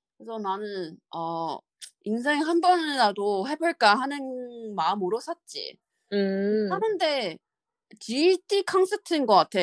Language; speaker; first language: Korean; non-native, fluent; Chinese